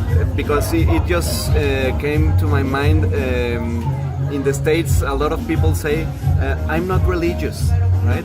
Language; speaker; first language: English; non-native, fluent; Spanish